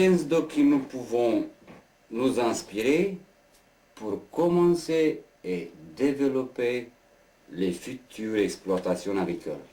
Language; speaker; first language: French; non-native, learner; Romanian